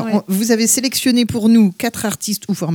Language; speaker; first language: French; native; French